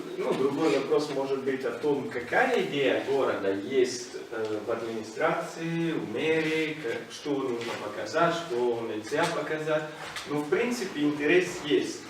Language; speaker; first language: Russian; non-native, fluent; Italian